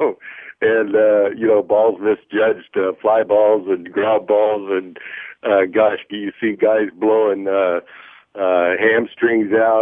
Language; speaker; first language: English; native; English